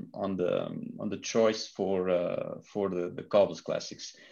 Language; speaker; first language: English; non-native, fluent; Portuguese